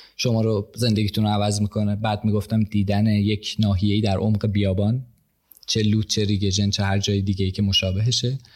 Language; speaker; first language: Persian; native; Persian